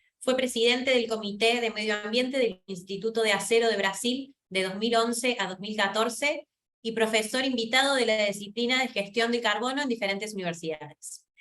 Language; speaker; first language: Spanish; native; Spanish